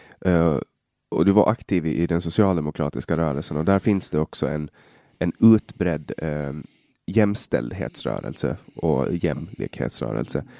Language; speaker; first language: Swedish; native; Swedish